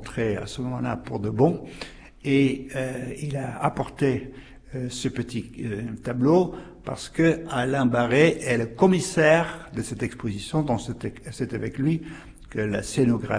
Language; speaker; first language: French; native; French